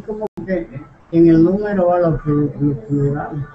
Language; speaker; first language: Spanish; non-native, local second language; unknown